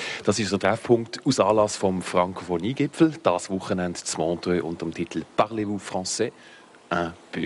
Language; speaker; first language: German; native; German